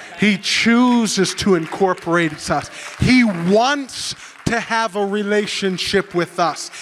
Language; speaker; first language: English; native; English